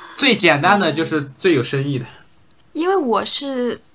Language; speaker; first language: Chinese; native; Chinese